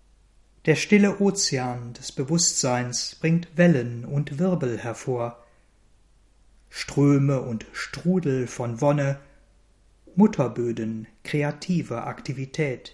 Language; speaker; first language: German; native; German